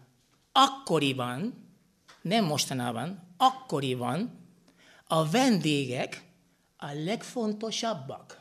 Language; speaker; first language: Hungarian; non-native, fluent; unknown